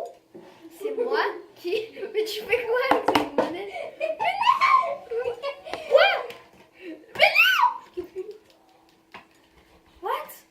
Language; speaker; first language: French; native; French